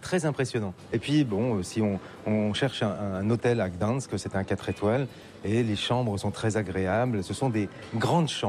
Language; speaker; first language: French; native; French